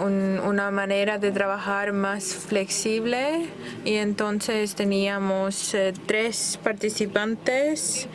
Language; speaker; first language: Spanish; non-native, fluent; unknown